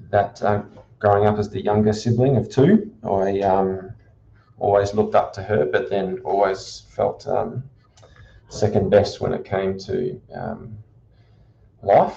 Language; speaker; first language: English; native; English